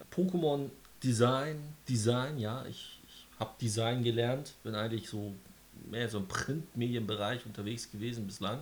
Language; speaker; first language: German; native; German